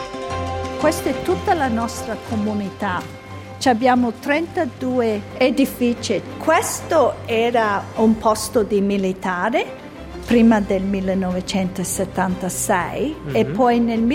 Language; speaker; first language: Italian; early bilingual, heritage; Italian